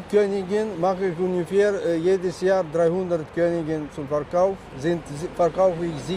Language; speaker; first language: German; non-native, learner; Russian